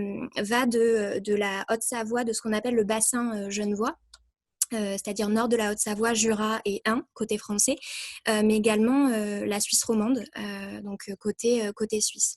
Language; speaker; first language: French; native; French